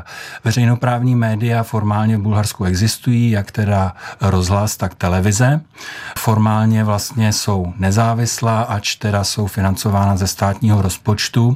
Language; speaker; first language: Czech; native; Czech